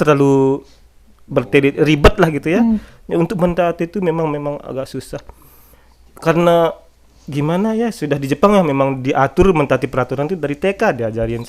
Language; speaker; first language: Indonesian; native; Indonesian